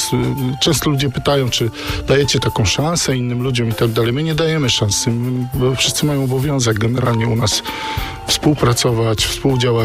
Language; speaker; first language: Polish; native; Polish